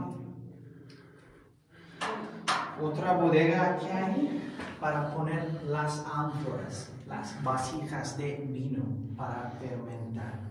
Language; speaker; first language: Spanish; non-native, fluent; Turkish